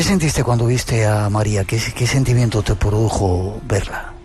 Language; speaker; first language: Spanish; native; Spanish